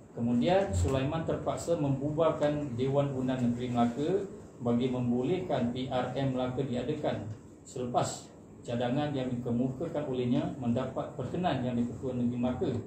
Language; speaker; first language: Malay; non-native, local second language; Chinese